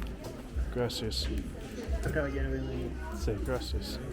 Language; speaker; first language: Spanish; non-native, learner; English